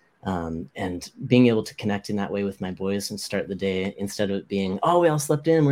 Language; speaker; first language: English; native; English